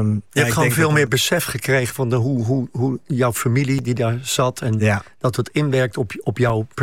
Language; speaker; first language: Dutch; native; Dutch